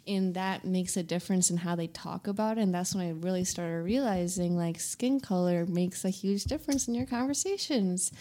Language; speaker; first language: English; early bilingual, other home language; Hindi